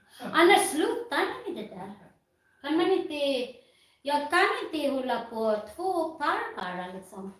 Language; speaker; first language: Swedish; non-native, fluent; Filipino